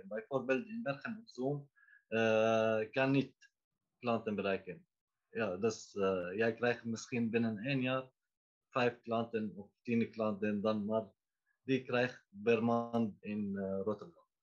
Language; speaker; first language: Dutch; non-native, learner; Arabic